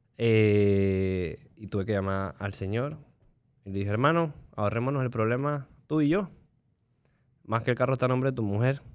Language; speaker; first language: Spanish; native; Spanish